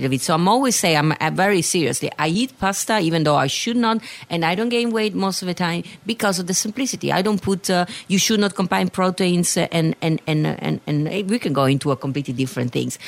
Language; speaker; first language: English; non-native, fluent; Italian